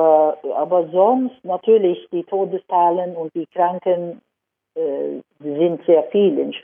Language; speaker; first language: German; non-native, fluent; Swedish